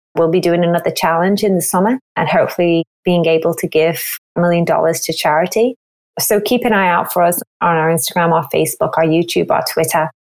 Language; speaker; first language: English; native; English